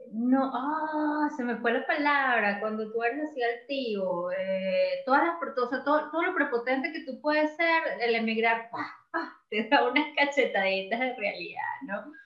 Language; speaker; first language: Spanish; native; Spanish